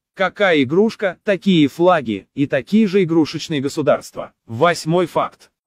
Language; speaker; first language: Russian; non-native, local second language; Azerbaijani